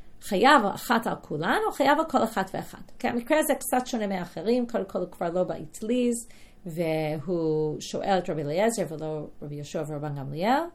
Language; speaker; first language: Hebrew; non-native, fluent; English